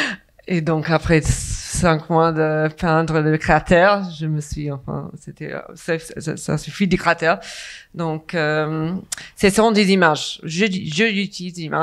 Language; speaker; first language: French; non-native, fluent; English